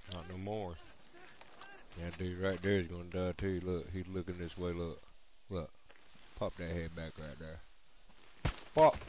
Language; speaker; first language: English; native; English